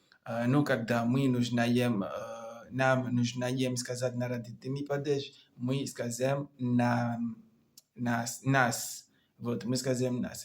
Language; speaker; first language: Russian; non-native, learner; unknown